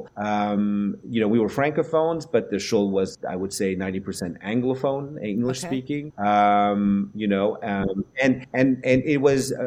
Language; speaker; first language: English; native; English